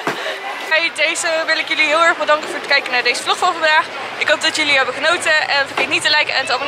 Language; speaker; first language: Dutch; native; Dutch